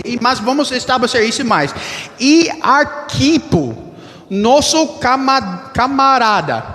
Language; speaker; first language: Portuguese; non-native, learner; English